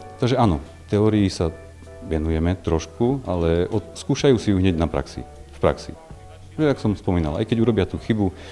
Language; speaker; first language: Slovak; native; Slovak